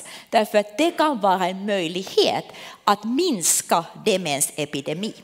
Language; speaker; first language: Swedish; non-native, local second language; Finnish